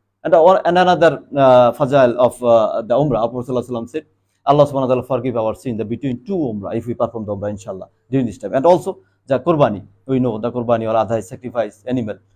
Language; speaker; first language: English; non-native, local second language; Bangla